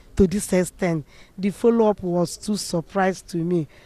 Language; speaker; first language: English; non-native, local second language; Igbo